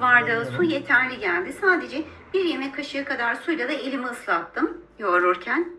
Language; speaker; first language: Turkish; native; Turkish